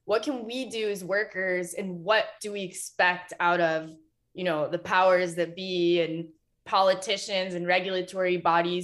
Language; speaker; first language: English; native; English